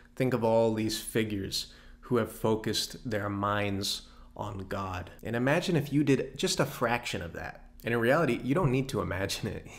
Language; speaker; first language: English; native; English